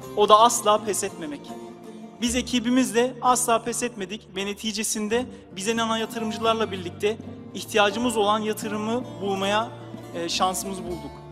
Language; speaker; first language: Turkish; early bilingual, heritage; Turkish